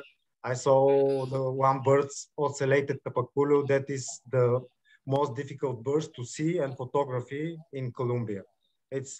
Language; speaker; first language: English; non-native, learner; Bulgarian